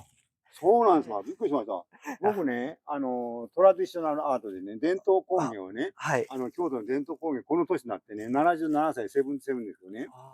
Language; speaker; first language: Japanese; native; Japanese